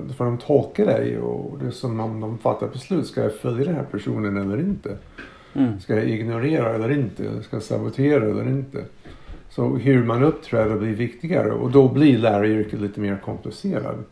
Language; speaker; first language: Swedish; non-native, fluent; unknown